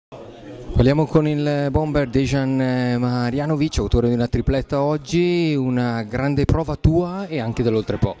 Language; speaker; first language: Italian; native; Italian